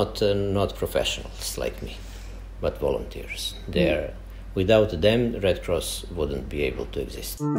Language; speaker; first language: English; non-native, fluent; Serbian